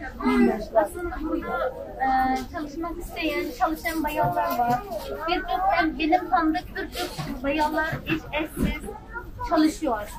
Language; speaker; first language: Turkish; non-native, learner; Uyghur